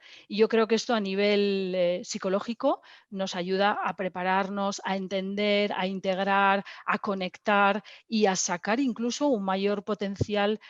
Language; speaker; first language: Spanish; native; Spanish